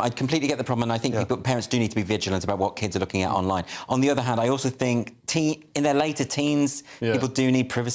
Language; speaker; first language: English; native; English